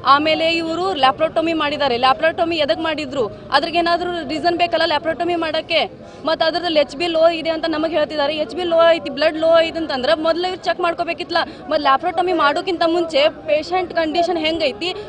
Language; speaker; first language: Kannada; native; Kannada